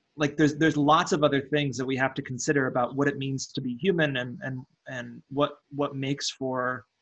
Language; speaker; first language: English; native; English